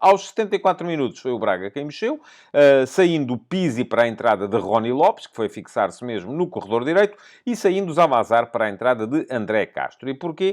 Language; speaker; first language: Portuguese; native; Portuguese